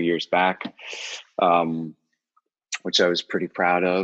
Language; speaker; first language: English; native; English